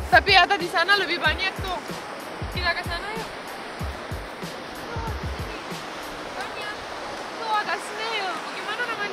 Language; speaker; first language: Indonesian; non-native, fluent; Romanian